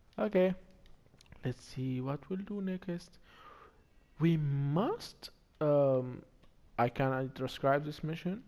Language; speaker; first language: English; non-native, learner; Arabic